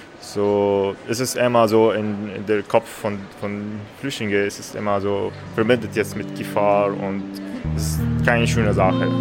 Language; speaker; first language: German; non-native, learner; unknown